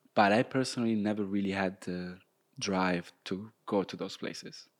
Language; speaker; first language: English; non-native, fluent; Italian